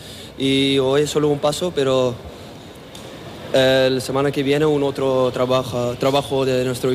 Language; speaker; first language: Spanish; non-native, learner; Papiamento